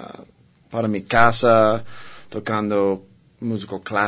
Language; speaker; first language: Spanish; non-native, learner; English